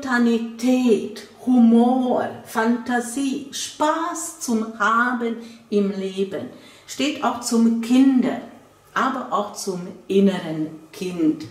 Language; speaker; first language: German; non-native, fluent; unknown